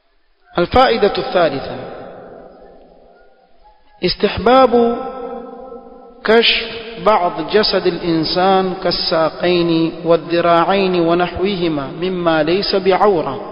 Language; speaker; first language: Arabic; non-native, fluent; Swahili